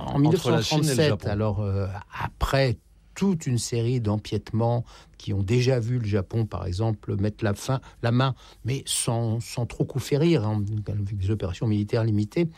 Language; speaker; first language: French; native; French